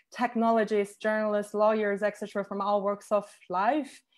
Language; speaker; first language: English; non-native, fluent; Chinese